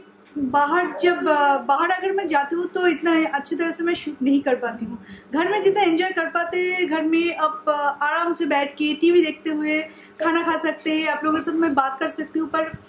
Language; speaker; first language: Hindi; non-native, local second language; Bangla